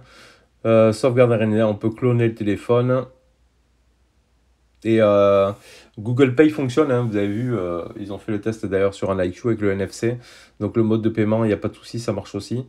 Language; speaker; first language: French; native; French